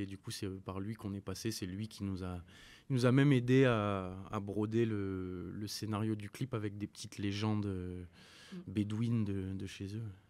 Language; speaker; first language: French; native; French